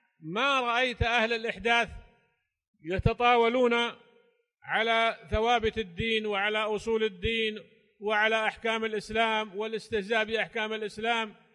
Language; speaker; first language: Arabic; native; Arabic